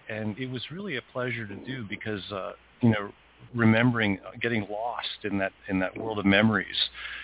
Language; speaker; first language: English; native; English